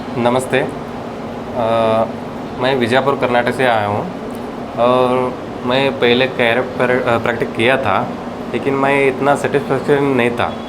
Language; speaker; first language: Hindi; non-native, local second language; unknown